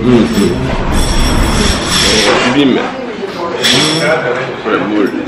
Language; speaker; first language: Japanese; non-native, fluent; Korean